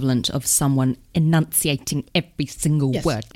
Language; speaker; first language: English; native; English